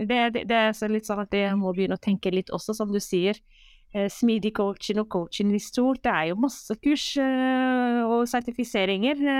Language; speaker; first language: Norwegian; non-native, fluent; Arabic